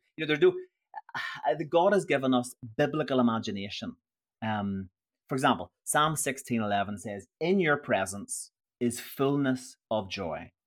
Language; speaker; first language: English; native; English